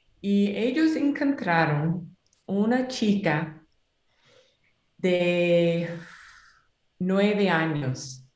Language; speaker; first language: Spanish; non-native, learner; English